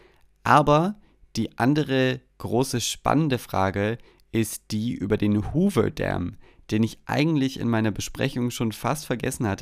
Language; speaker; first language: German; native; German